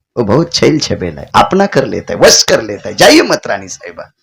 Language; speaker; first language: Hindi; non-native, local second language; Marathi